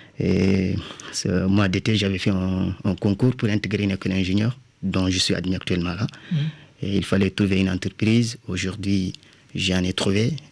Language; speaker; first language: French; non-native, local second language; Wolof